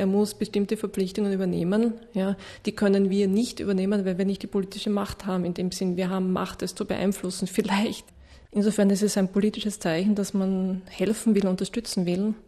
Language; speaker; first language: German; native; German